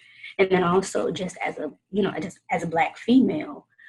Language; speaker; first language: English; native; English